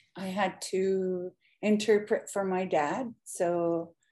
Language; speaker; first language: English; native; English